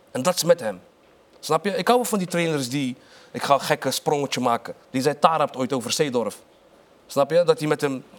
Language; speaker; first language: Dutch; early bilingual, other home language; Arabic